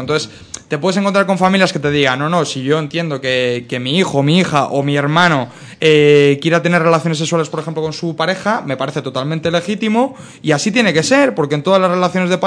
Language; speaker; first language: Spanish; native; Spanish